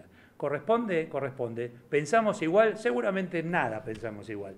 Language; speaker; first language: Spanish; native; Spanish